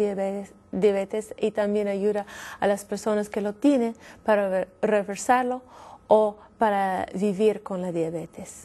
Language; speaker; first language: Spanish; non-native, fluent; English